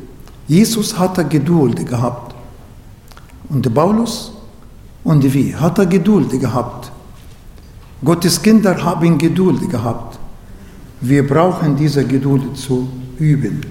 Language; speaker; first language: German; non-native, learner; Arabic